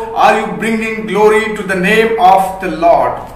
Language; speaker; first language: English; non-native, local second language; Hindi